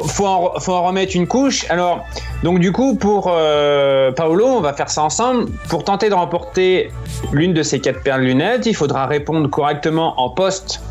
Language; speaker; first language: French; native; French